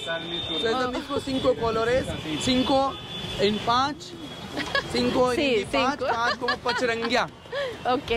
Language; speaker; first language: Spanish; non-native, learner; Hindi